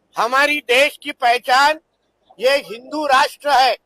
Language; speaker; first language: Hindi; non-native, local second language; Marathi